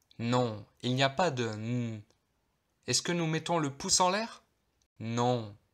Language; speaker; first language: French; non-native, local second language; Arabic